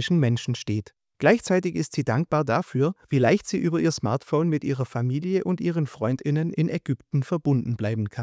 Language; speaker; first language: German; native; German